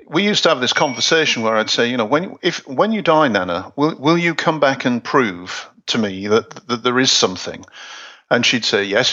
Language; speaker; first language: English; native; English